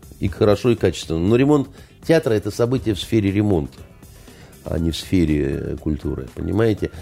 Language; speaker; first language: Russian; native; Russian